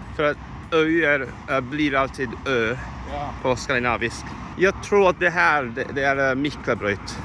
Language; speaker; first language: Swedish; non-native, learner; Cantonese